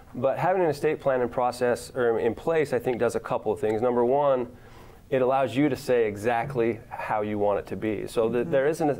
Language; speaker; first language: English; native; English